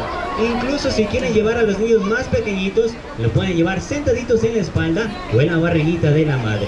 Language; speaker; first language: Spanish; native; Spanish